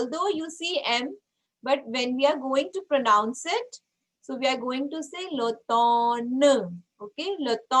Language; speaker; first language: English; non-native, local second language; Hindi